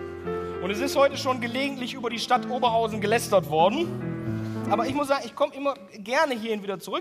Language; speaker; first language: German; native; German